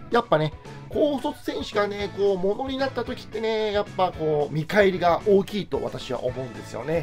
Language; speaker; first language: Japanese; native; Japanese